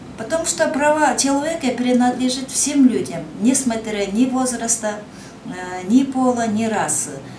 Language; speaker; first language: Russian; non-native, local second language; Kyrgyz